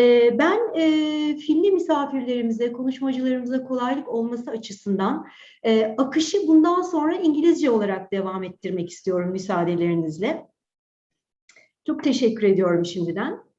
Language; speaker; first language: Turkish; native; Turkish